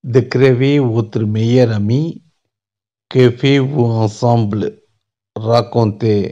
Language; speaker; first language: French; non-native, learner; Tamil